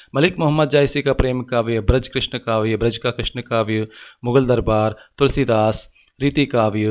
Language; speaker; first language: Hindi; non-native, local second language; Telugu